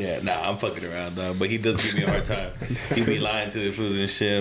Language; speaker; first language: English; early bilingual, other home language; Spanish